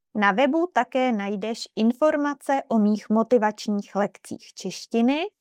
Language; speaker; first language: Czech; native; Czech